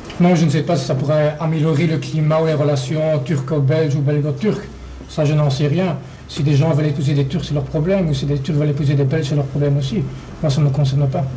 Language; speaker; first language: French; native; French